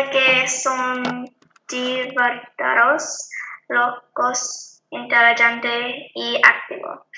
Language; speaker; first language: Spanish; non-native, learner; English